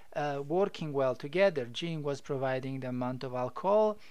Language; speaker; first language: English; non-native, fluent; Italian